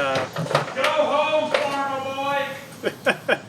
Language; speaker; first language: English; native; English